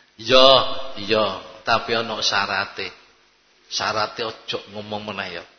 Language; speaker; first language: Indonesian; native; Indonesian